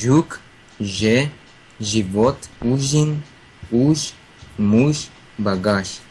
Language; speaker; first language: Russian; non-native, learner; Spanish